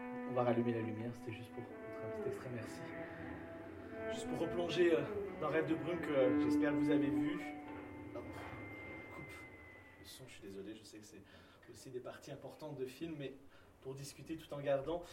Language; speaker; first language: French; native; French